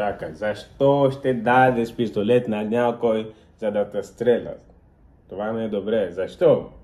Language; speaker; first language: Bulgarian; non-native, learner; Portuguese